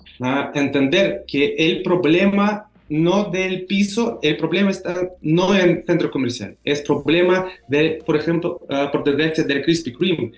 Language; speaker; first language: Spanish; non-native, learner; Russian